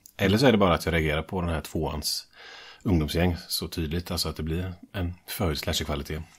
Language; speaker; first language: Swedish; native; Swedish